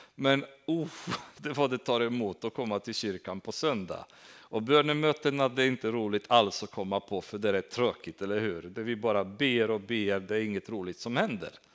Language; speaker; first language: Swedish; non-native, fluent; Romanian